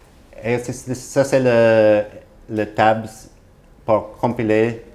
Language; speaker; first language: French; non-native, learner; English